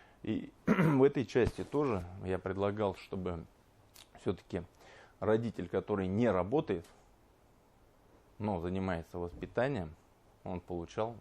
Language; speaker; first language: Russian; native; Russian